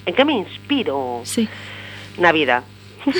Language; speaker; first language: Galician; non-native, local second language; Spanish